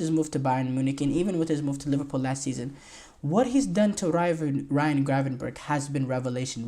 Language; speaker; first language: English; native; English